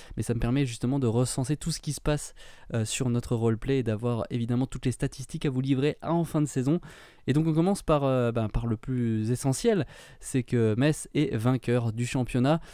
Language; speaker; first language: French; native; French